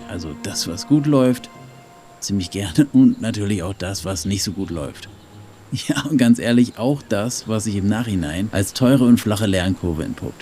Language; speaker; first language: German; native; German